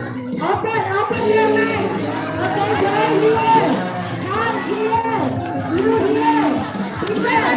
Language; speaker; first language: English; non-native, learner; Indonesian